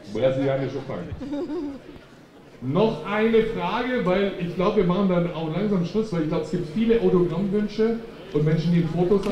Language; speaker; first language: German; native; German